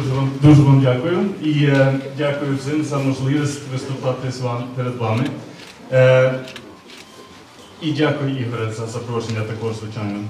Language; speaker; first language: Ukrainian; non-native, fluent; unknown